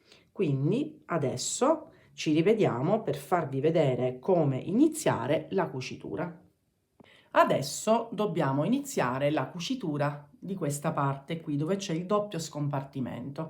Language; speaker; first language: Italian; native; Italian